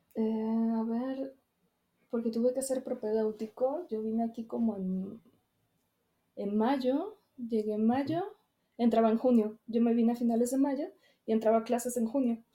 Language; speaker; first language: Spanish; native; Spanish